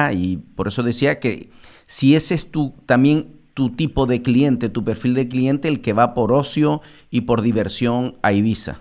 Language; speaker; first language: Spanish; native; Spanish